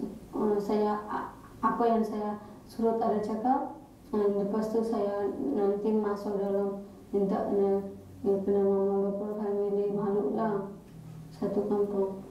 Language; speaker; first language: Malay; non-native, learner; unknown